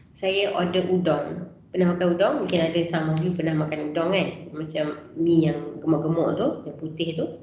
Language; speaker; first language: Malay; native; Malay